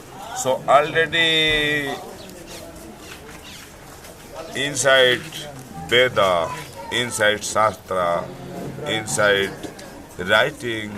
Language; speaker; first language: English; non-native, learner; Hindi